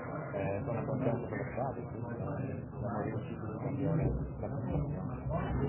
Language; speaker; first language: Italian; non-native, local second language; Swiss German